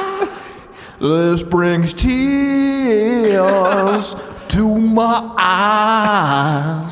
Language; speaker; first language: English; native; English